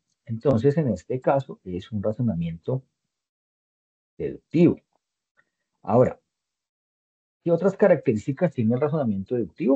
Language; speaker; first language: Spanish; native; Spanish